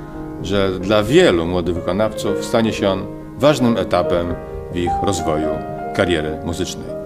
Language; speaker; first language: Polish; native; Polish